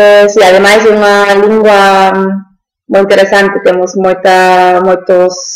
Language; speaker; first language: Galician; non-native, learner; German